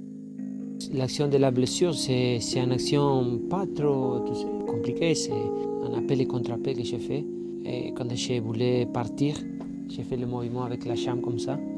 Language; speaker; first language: French; non-native, fluent; Spanish